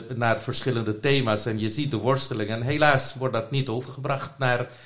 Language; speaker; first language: Dutch; non-native, local second language; Caribbean Hindustani